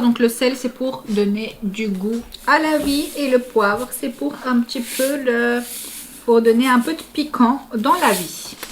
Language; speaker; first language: French; early bilingual, other home language; Polish